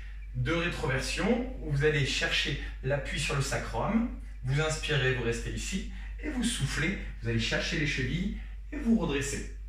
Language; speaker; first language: French; native; French